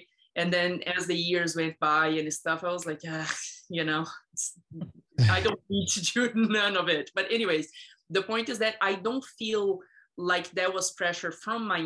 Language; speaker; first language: English; non-native, fluent; Portuguese